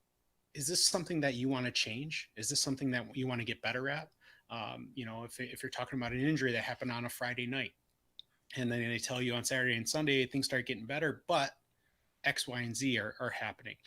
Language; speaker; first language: English; native; English